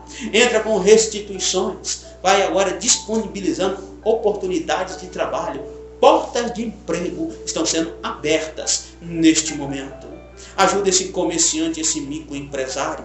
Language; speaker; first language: Portuguese; native; Portuguese